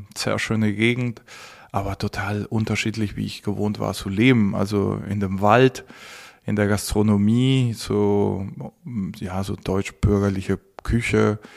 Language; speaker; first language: German; non-native, fluent; Spanish